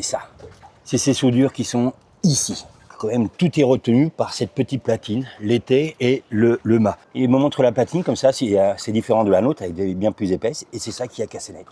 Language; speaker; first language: French; native; French